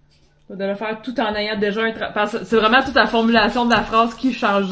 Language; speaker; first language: French; native; French